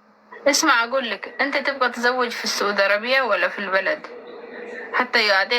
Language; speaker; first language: Arabic; native; Arabic